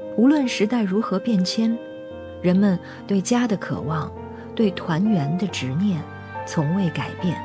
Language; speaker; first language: Chinese; native; Chinese